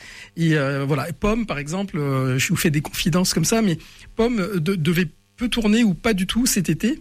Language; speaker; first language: French; native; French